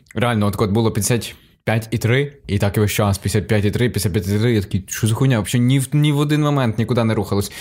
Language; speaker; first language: Ukrainian; native; Ukrainian